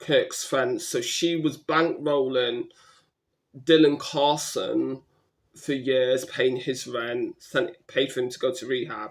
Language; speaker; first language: English; native; English